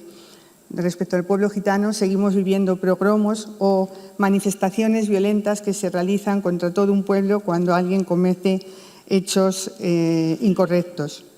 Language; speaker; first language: Spanish; native; Spanish